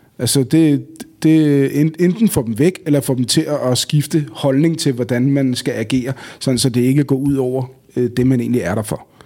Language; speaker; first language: Danish; native; Danish